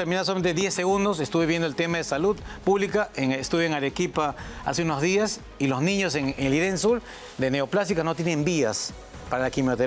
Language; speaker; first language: Spanish; native; Spanish